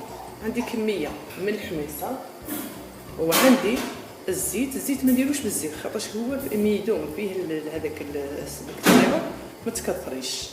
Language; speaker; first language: Arabic; native; Arabic